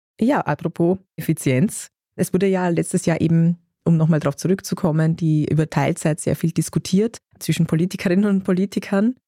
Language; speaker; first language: German; native; German